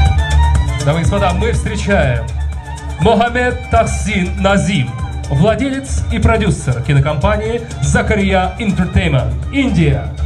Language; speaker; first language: Russian; native; Russian